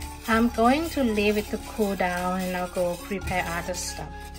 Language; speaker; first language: English; non-native, fluent; Thai